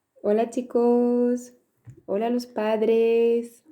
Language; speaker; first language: Spanish; non-native, fluent; Polish